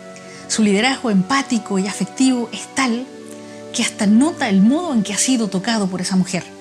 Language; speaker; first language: Spanish; native; Spanish